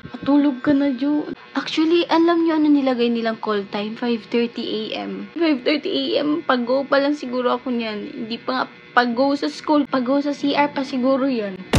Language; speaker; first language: Filipino; non-native, local second language; Cebuano